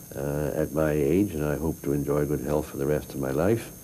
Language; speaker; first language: English; native; English